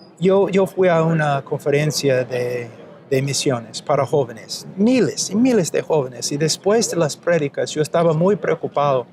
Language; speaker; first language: Spanish; non-native, fluent; English